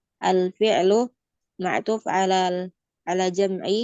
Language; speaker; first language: Arabic; non-native, learner; Indonesian